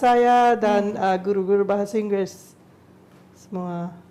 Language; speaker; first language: Indonesian; non-native, learner; English